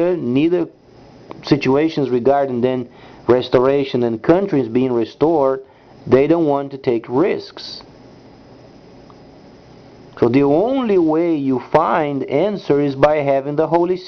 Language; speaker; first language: English; non-native, fluent; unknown